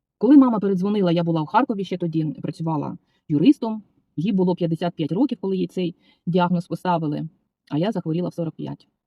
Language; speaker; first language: Ukrainian; native; Ukrainian